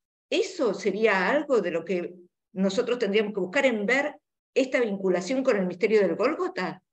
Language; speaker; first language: Spanish; native; Spanish